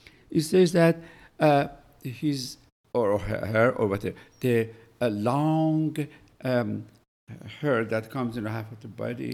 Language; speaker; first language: English; non-native, fluent; Persian